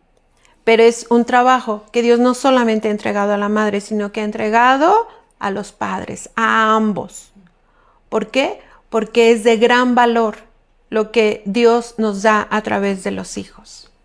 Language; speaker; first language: Spanish; native; Spanish